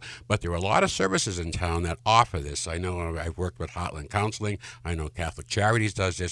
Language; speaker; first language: English; native; English